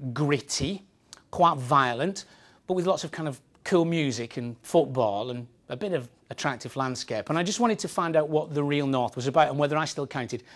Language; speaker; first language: English; native; English